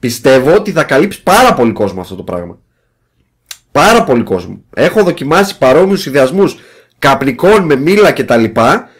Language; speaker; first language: Greek; native; Greek